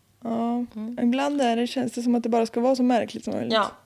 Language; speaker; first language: Swedish; native; Swedish